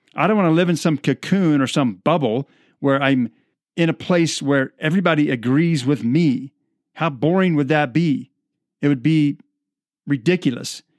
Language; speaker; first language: English; native; English